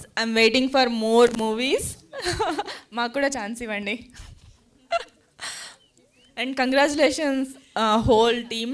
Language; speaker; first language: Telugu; non-native, learner; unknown